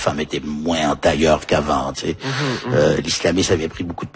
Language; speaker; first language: French; early bilingual, other home language; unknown